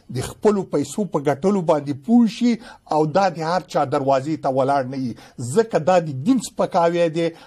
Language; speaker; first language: Pashto; native; Pashto